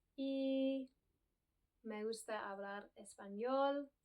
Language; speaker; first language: Spanish; non-native, fluent; English